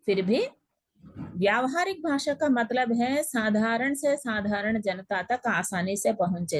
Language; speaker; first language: Hindi; non-native, local second language; Telugu